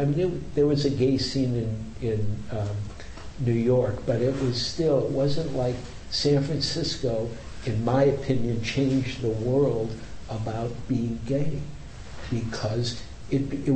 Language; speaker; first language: English; native; English